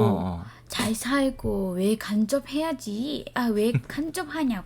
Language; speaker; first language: Korean; non-native, learner; Vietnamese